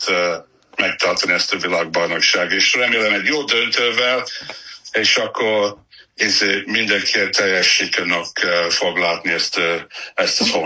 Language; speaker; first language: Hungarian; non-native, fluent; English